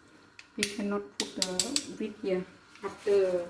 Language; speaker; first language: English; non-native, learner; Thai